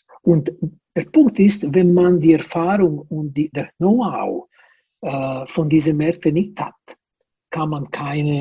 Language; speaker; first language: German; non-native, local second language; Italian